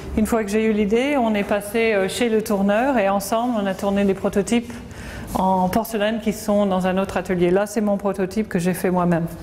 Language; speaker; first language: French; non-native, fluent; English